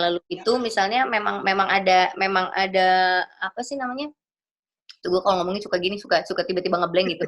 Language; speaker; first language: Indonesian; native; Indonesian